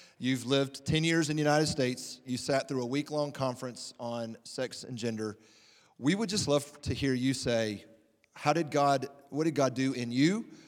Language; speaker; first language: English; native; English